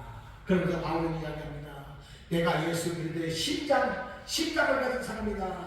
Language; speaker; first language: Korean; native; Korean